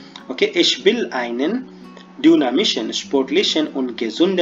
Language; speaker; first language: German; non-native, fluent; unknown